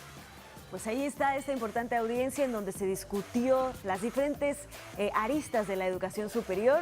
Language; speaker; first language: Spanish; native; Spanish